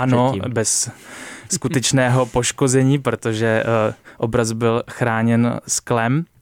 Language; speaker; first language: Czech; native; Czech